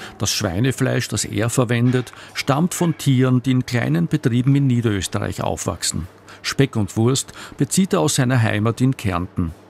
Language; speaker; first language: German; native; German